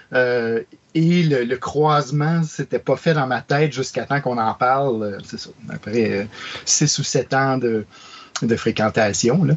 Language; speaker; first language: French; native; French